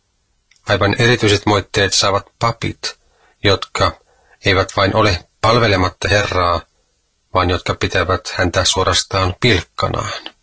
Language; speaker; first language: Finnish; native; Finnish